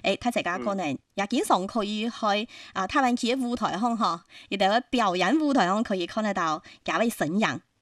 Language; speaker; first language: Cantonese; non-native, local second language; Hakka Chinese